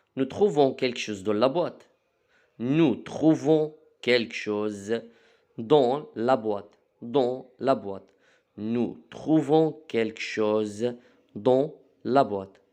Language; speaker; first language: French; non-native, local second language; Arabic